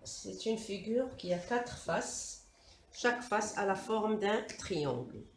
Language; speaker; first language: French; non-native, local second language; Arabic